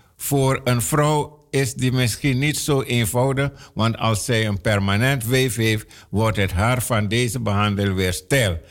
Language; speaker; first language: Dutch; native; Dutch